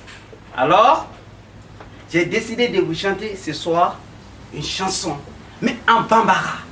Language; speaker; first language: French; non-native, local second language; Bambara